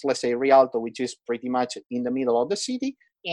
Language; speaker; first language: English; non-native, fluent; Italian